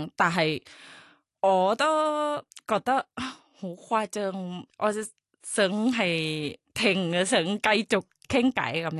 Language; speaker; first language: Cantonese; non-native, learner; Thai